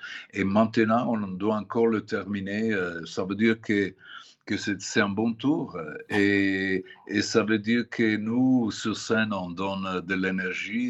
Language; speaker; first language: French; non-native, fluent; Italian